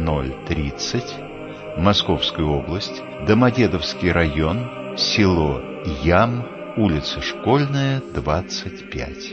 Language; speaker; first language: Russian; native; Russian